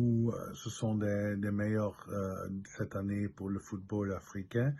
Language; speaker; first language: French; non-native, local second language; Dutch